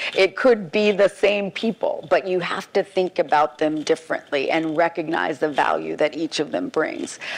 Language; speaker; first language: English; native; English